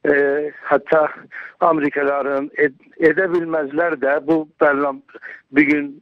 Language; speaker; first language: Turkish; non-native, learner; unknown